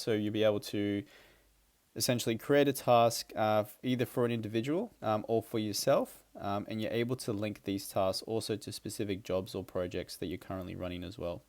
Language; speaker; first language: English; native; English